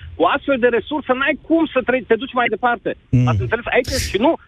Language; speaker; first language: Romanian; native; Romanian